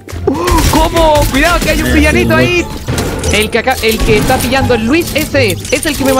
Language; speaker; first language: Spanish; native; Spanish